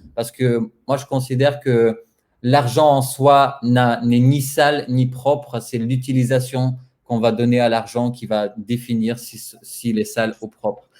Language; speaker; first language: French; non-native, fluent; Bulgarian